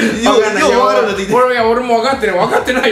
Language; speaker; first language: Japanese; native; Japanese